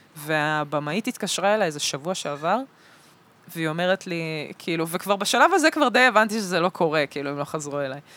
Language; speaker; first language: Hebrew; early bilingual, other home language; Russian